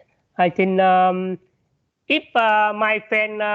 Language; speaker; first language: English; non-native, learner; Vietnamese